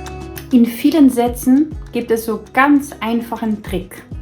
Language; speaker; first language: German; non-native, fluent; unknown